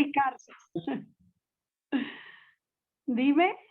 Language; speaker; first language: Spanish; native; Spanish